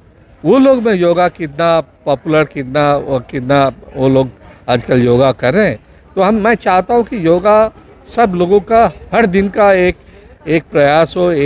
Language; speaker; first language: Hindi; non-native, local second language; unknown